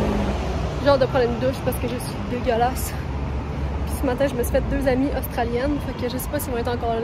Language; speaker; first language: French; native; French